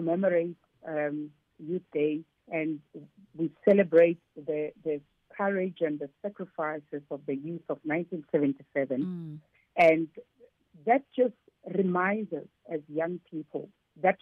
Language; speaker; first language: English; non-native, local second language; Tsonga